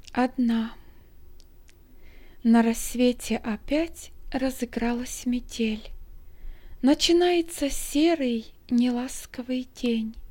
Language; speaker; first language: Russian; native; Russian